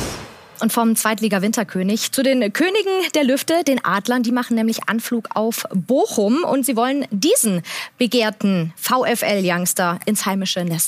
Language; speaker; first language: German; native; German